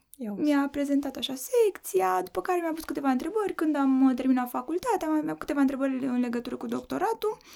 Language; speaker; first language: Romanian; native; Romanian